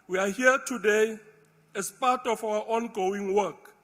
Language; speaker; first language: English; non-native, local second language; Afrikaans